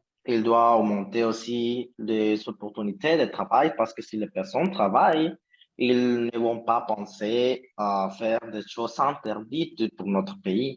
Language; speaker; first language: French; non-native, learner; Spanish